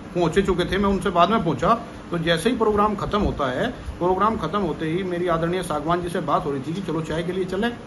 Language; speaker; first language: Hindi; native; Hindi